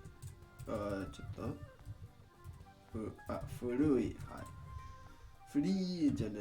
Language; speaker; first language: Japanese; non-native, learner; Spanish